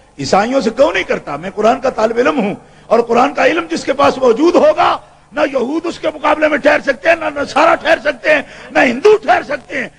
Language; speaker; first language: Urdu; non-native, local second language; Punjabi